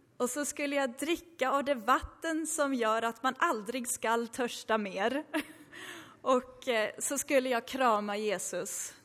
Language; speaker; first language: Swedish; early bilingual, other home language; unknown